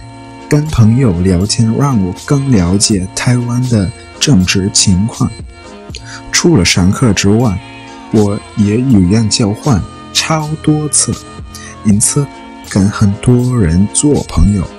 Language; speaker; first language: Chinese; non-native, learner; English